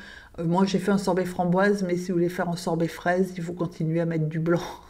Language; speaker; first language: French; native; French